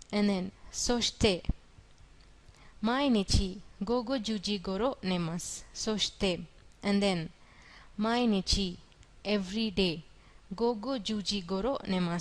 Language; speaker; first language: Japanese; non-native, fluent; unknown